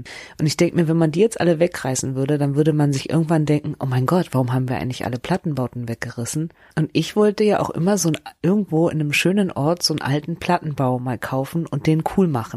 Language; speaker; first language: German; native; German